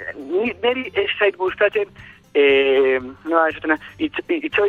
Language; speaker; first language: Basque; non-native, learner; Spanish